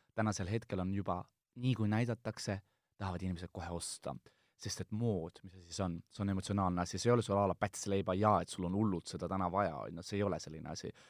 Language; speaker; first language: Estonian; non-native, local second language; Russian